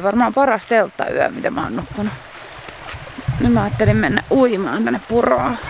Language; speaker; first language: Finnish; native; Finnish